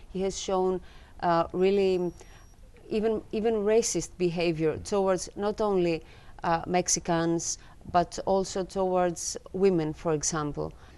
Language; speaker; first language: English; non-native, fluent; Greek